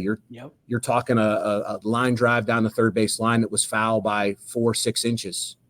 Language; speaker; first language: English; native; English